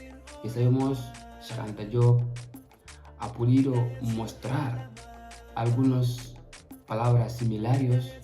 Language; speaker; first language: Spanish; non-native, fluent; Fula